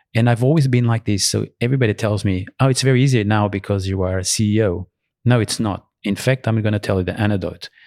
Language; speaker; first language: English; early bilingual, other home language; Portuguese